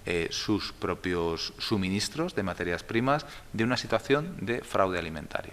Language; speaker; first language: Spanish; native; Spanish